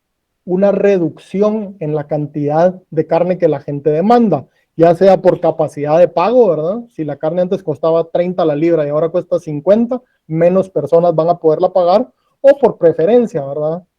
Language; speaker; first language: Spanish; native; Spanish